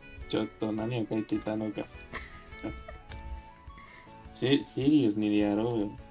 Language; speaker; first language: Japanese; non-native, learner; Spanish